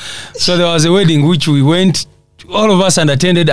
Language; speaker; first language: English; non-native, local second language; Nyankole